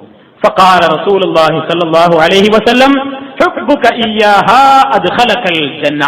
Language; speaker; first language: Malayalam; native; Malayalam